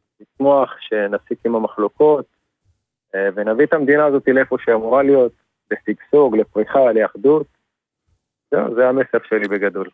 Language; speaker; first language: Hebrew; early bilingual, other home language; Amharic